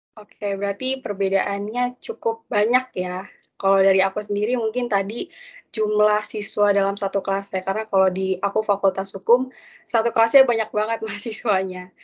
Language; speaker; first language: Indonesian; native; Indonesian